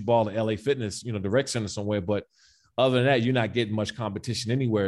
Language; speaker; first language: English; native; English